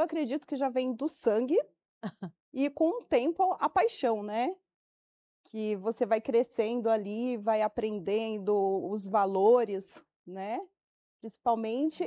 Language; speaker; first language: Portuguese; native; Portuguese